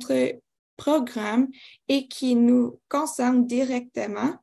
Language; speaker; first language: French; non-native, local second language; English